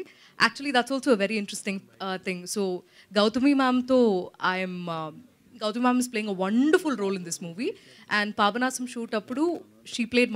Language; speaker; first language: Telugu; non-native, fluent; Malayalam